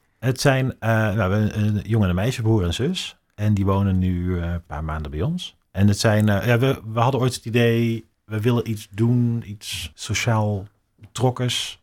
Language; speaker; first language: Dutch; native; Dutch